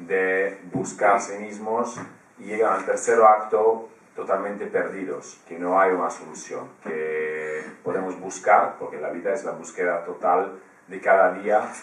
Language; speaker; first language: Spanish; non-native, fluent; Polish